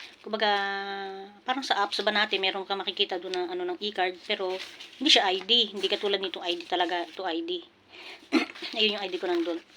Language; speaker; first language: Filipino; non-native, local second language; Pampanga